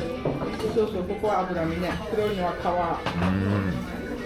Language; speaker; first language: Japanese; native; Japanese